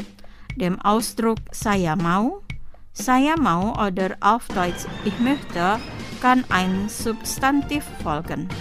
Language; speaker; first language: German; non-native, fluent; Indonesian